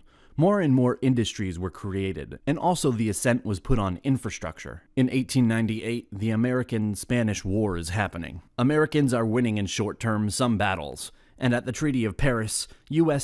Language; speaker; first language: English; non-native, fluent; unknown